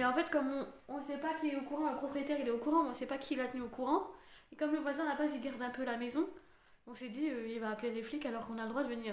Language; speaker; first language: French; native; French